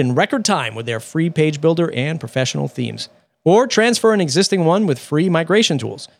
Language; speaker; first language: English; native; English